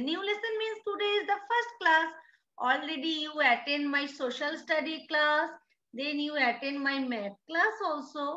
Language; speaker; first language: English; non-native, learner; Bangla